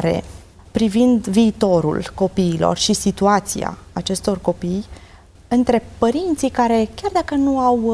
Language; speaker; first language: Romanian; native; Romanian